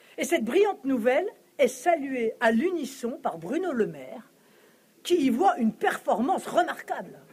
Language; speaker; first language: French; native; French